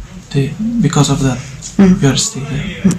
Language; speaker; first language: English; non-native, learner; Persian